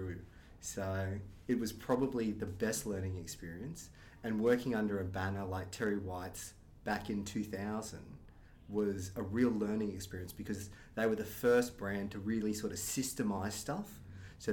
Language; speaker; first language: English; native; English